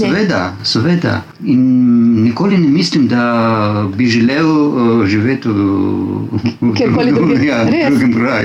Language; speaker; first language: Slovenian; non-native, learner; Armenian